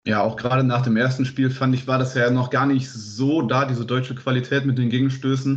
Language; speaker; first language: German; native; German